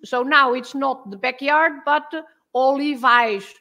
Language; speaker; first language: English; non-native, fluent; Portuguese